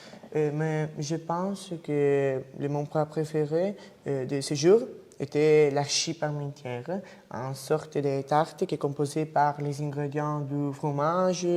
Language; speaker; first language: French; non-native, learner; Italian